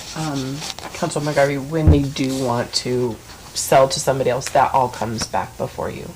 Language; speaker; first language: English; native; English